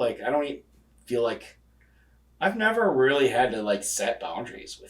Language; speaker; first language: English; native; English